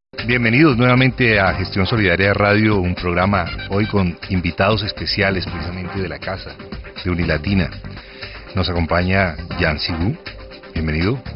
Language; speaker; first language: Spanish; native; Spanish